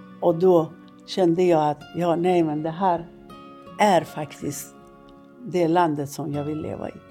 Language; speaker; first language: Swedish; non-native, fluent; Persian